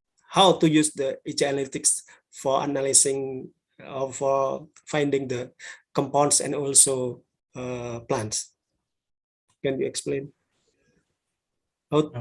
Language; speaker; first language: English; non-native, learner; Indonesian